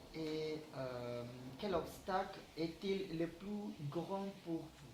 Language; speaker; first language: French; non-native, learner; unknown